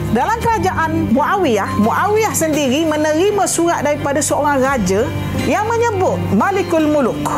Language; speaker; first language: Malay; native; Malay